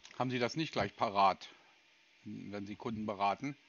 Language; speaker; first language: German; native; German